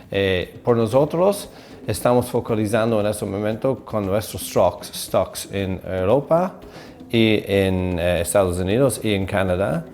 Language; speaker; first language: Spanish; non-native, fluent; English